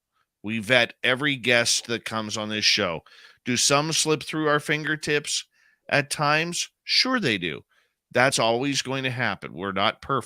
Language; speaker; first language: English; native; English